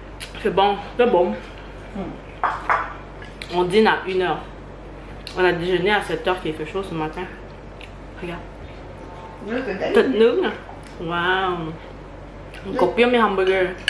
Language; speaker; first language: French; early bilingual, other home language; Vietnamese